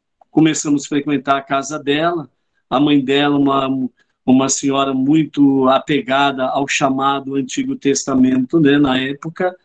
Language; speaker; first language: Portuguese; native; Portuguese